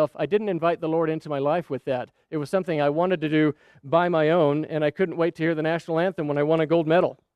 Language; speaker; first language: English; native; English